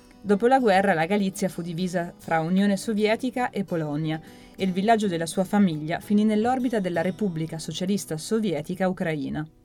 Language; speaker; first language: Italian; native; Italian